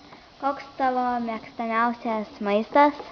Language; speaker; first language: Lithuanian; native; Lithuanian